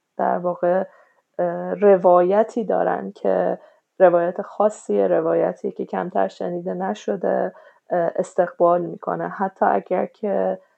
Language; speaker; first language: Persian; native; Persian